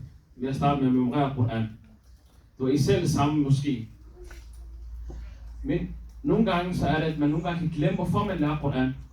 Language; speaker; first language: Danish; early bilingual, other home language; Somali